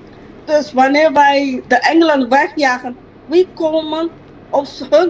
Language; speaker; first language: Dutch; non-native, local second language; Papiamento